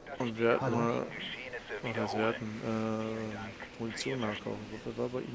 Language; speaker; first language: German; native; German